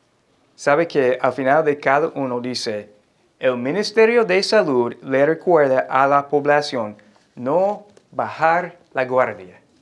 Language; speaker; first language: Spanish; non-native, fluent; English